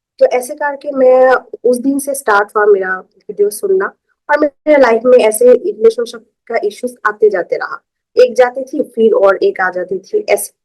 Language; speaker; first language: Hindi; non-native, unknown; Bangla